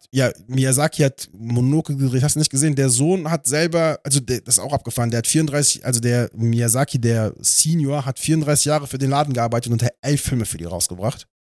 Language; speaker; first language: German; native; German